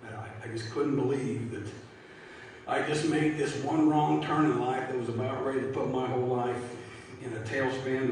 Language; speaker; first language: English; native; English